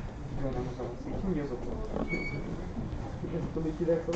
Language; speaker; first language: Turkish; native; Turkish